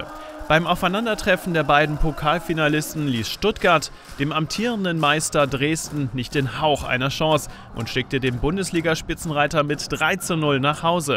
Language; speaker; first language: German; native; German